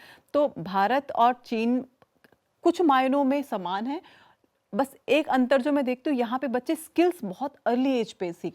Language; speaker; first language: Hindi; native; Hindi